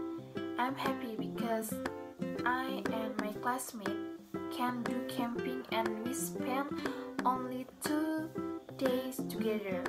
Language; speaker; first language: English; non-native, learner; Indonesian